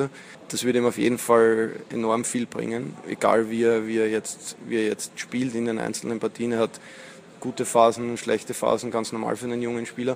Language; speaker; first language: German; native; German